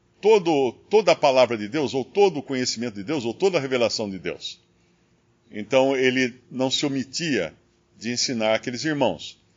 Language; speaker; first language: Portuguese; native; Portuguese